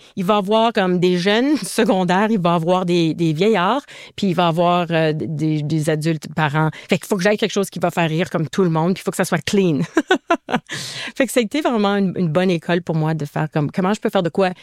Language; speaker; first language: French; native; French